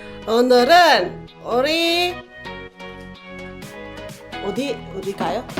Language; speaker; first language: Korean; non-native, learner; Filipino